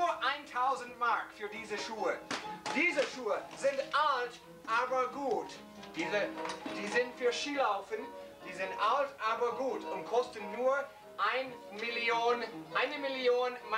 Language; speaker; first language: German; non-native, learner; English